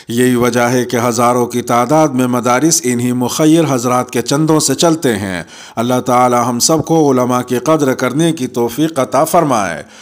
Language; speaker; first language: Urdu; native; Urdu